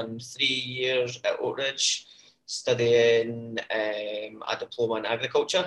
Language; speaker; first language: English; native; English